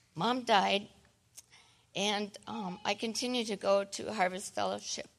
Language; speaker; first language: English; native; English